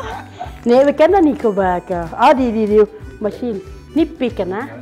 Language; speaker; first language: English; non-native, learner; Thai